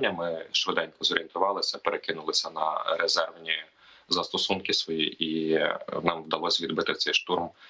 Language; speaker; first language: Ukrainian; native; Ukrainian